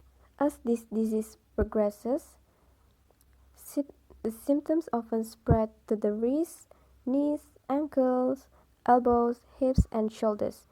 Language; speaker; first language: English; non-native, local second language; Malay